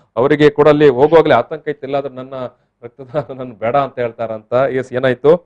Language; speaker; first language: Kannada; non-native, local second language; Tulu